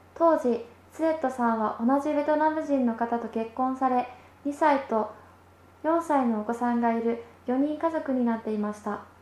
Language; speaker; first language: Japanese; native; Japanese